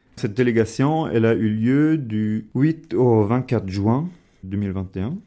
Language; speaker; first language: French; non-native, fluent; German